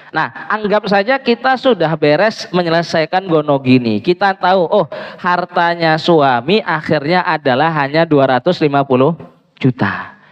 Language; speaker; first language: Indonesian; native; Indonesian